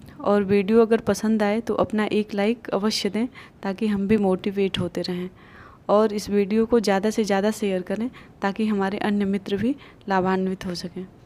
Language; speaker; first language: Hindi; native; Hindi